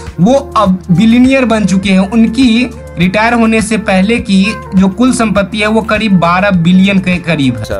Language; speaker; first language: Hindi; native; Hindi